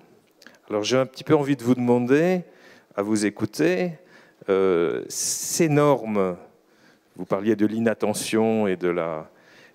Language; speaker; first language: French; native; French